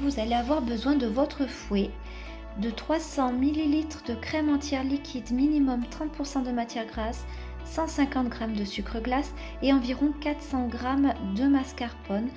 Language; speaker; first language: French; native; French